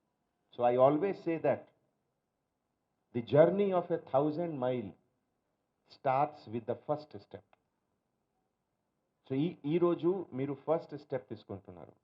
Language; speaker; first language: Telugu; non-native, learner; Hindi